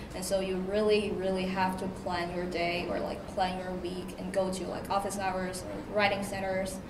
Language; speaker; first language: English; non-native, fluent; Chinese